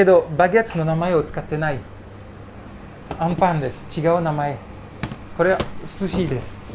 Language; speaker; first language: Japanese; non-native, learner; French